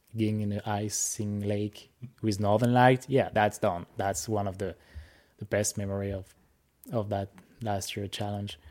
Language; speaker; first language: English; non-native, fluent; French